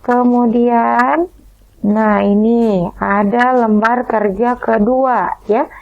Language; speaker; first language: Indonesian; native; Indonesian